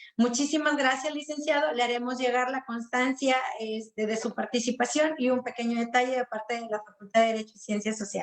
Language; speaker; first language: Spanish; native; Spanish